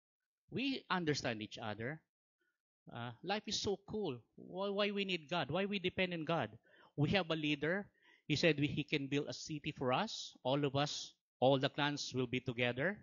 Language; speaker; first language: English; non-native, local second language; Filipino